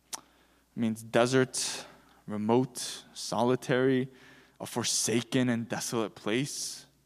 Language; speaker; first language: English; early bilingual, other home language; Korean